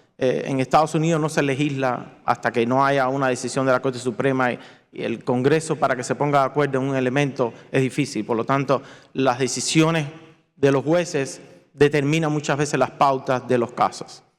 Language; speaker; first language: Spanish; native; Spanish